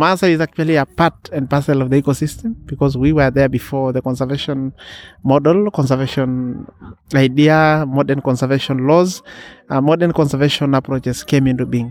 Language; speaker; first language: English; non-native, local second language; Masai